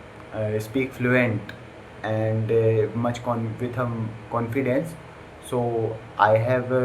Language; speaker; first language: English; non-native, learner; Hindi